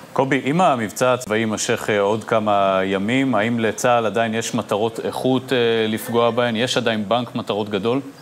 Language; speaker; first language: Hebrew; native; Hebrew